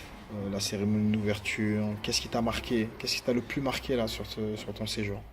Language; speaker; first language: French; native; French